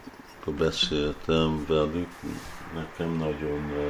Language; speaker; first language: Hungarian; early bilingual, heritage; Hungarian